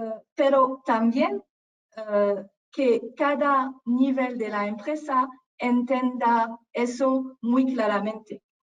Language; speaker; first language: Spanish; non-native, fluent; French